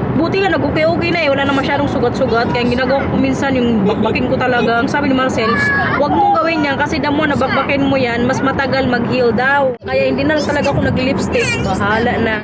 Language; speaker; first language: Filipino; non-native, local second language; Waray